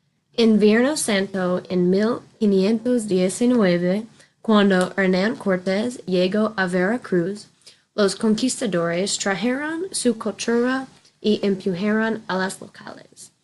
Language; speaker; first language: Spanish; non-native, learner; English